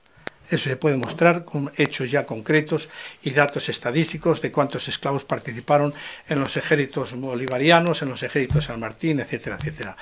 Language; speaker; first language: Spanish; native; Spanish